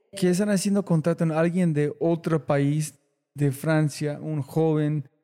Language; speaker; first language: Spanish; non-native, fluent; English